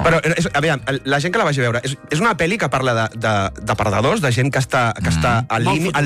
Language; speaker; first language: Catalan; native; Catalan